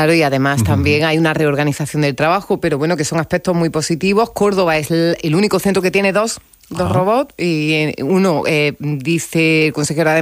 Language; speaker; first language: Spanish; native; Spanish